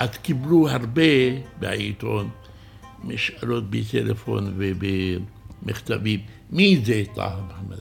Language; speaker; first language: Hebrew; non-native, local second language; Arabic